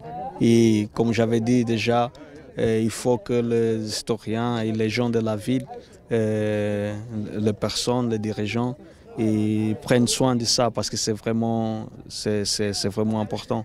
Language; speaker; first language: French; non-native, fluent; Portuguese